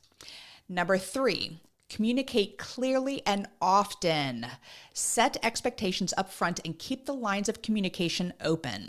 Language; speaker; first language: English; native; English